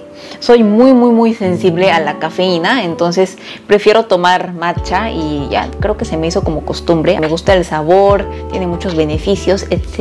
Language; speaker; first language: Spanish; early bilingual, other home language; Korean